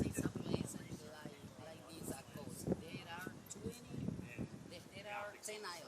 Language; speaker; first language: English; non-native, learner; Spanish